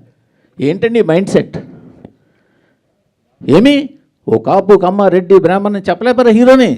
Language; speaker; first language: Telugu; native; Telugu